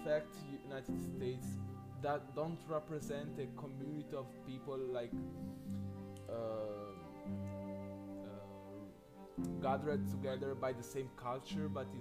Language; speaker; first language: English; non-native, fluent; Italian